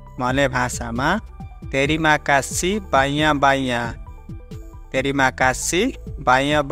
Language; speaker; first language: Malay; non-native, learner; Nepali